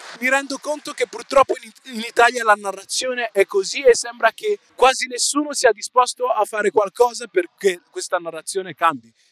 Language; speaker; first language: Italian; early bilingual, other home language; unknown